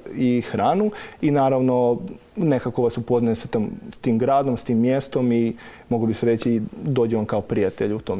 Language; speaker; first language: Croatian; native; Croatian